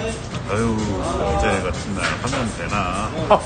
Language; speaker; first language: Korean; native; Korean